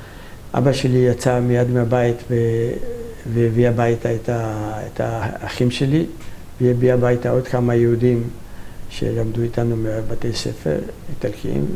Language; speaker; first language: Hebrew; non-native, fluent; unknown